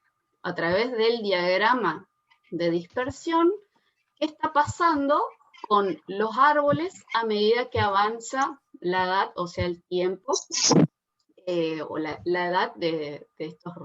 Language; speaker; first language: Spanish; native; Spanish